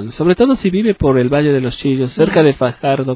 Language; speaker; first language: Spanish; native; Spanish